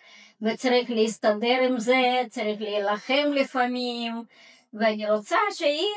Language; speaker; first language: Hebrew; non-native, fluent; Russian